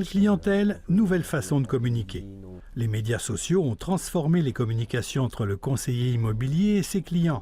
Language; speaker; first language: French; native; French